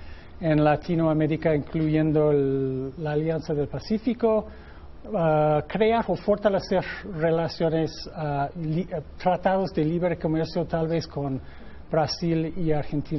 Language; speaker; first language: Spanish; non-native, fluent; English